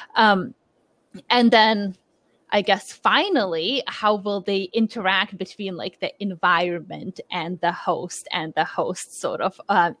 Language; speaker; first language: English; non-native, fluent; Lithuanian